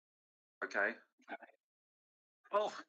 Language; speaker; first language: English; native; English